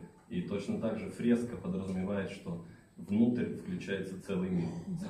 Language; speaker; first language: Russian; native; Russian